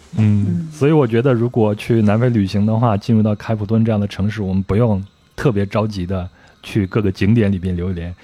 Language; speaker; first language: Chinese; native; Chinese